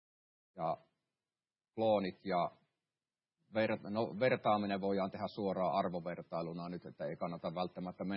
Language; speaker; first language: Finnish; native; Finnish